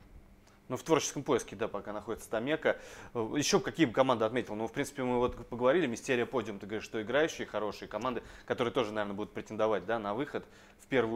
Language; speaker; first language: Russian; native; Russian